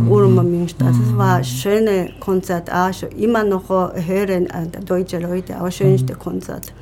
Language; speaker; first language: German; non-native, learner; Japanese